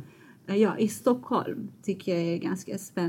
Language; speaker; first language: Swedish; non-native, fluent; Persian